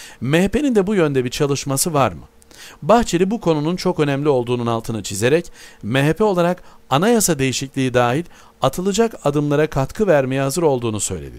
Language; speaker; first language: Turkish; native; Turkish